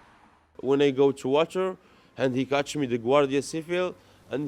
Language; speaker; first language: English; non-native, learner; Arabic